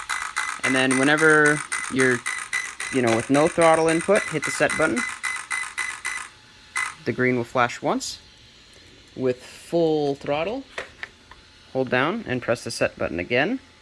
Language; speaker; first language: English; native; English